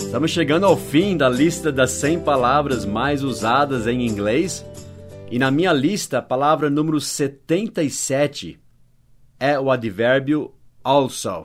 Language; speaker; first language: Portuguese; non-native, fluent; English